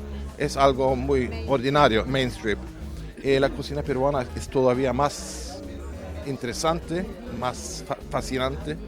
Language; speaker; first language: Spanish; non-native, fluent; Norwegian